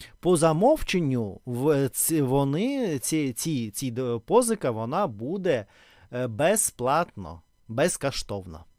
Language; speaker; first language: Ukrainian; non-native, learner; Russian